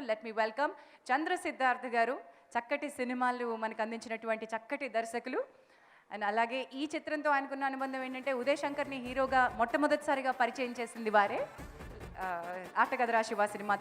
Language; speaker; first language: Telugu; native; Telugu